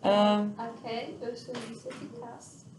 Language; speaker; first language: French; non-native, learner; Portuguese